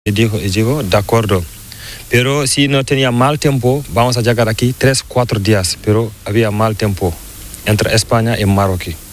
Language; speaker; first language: Spanish; non-native, learner; Fula